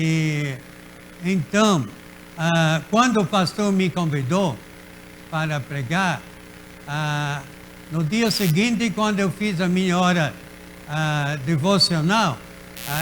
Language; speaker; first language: Portuguese; native; Portuguese